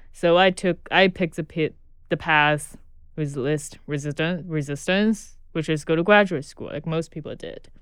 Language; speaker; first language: English; non-native, fluent; Chinese